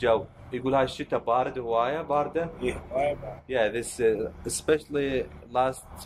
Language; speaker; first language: English; non-native, learner; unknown